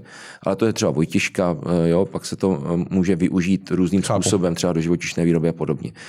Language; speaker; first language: Czech; native; Czech